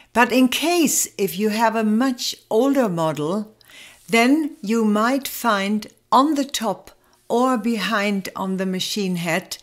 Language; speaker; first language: English; non-native, fluent; German